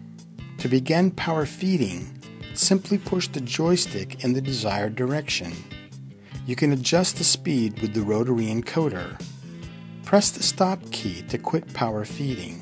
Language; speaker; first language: English; native; English